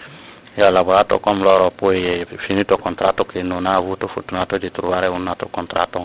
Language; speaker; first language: Italian; non-native, learner; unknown